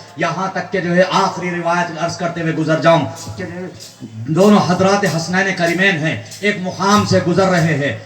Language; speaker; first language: Urdu; native; Urdu